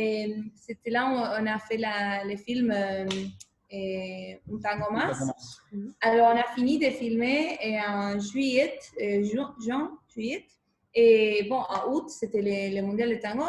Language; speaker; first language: French; non-native, fluent; Spanish